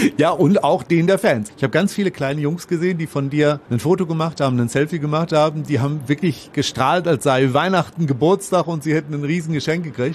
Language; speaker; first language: German; native; German